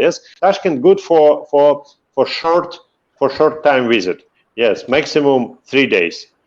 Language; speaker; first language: English; non-native, fluent; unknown